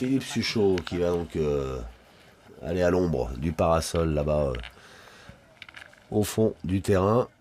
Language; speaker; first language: French; native; French